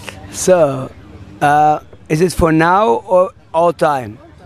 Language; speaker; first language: English; non-native, fluent; German